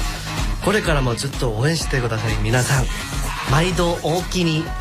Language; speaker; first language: Japanese; non-native, learner; Korean